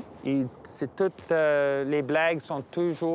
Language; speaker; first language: French; non-native, local second language; English